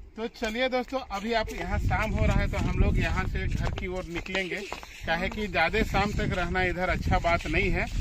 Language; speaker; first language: Hindi; native; Hindi